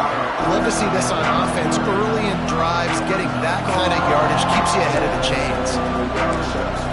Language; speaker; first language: English; native; English